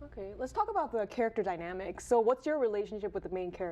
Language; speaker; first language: English; native; English